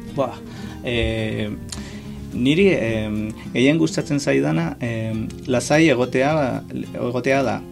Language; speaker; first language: Basque; non-native, learner; Spanish